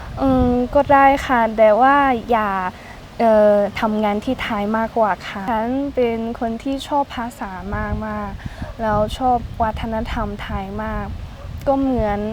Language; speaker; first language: Thai; non-native, learner; Chinese